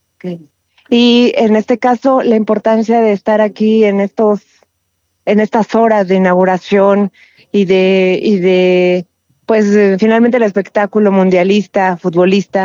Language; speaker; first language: Spanish; native; Spanish